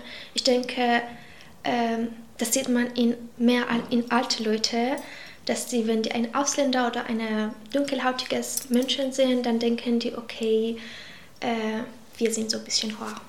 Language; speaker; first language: German; non-native, local second language; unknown